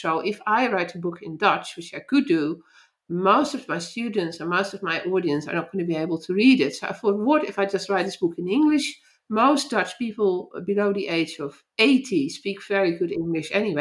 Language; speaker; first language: English; non-native, fluent; Dutch